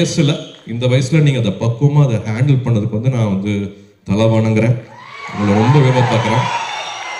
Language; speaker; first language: Tamil; native; Tamil